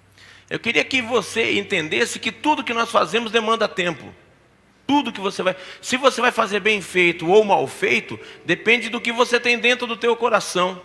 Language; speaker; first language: Portuguese; native; Portuguese